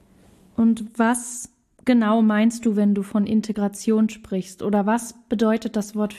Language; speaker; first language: German; native; German